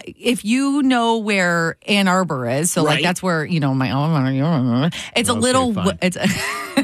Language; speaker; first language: English; native; English